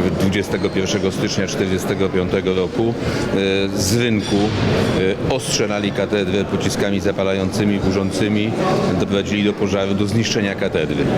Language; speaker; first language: Polish; native; Polish